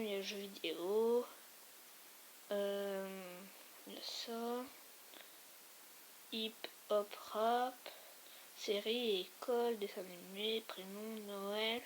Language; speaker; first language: French; native; French